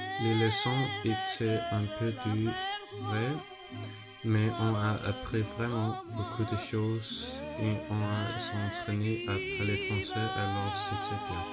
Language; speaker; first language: French; non-native, learner; Danish